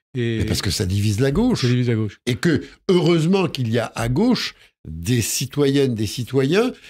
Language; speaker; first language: French; native; French